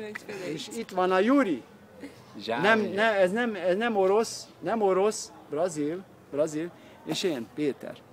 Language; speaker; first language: Hungarian; early bilingual, heritage; Hungarian